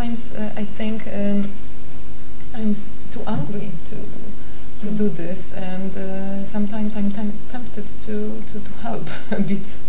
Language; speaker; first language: English; non-native, fluent; Polish